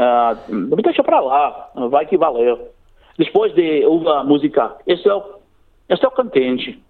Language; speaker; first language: Portuguese; non-native, learner; English